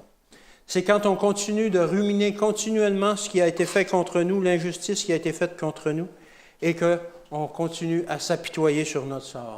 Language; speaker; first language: French; native; French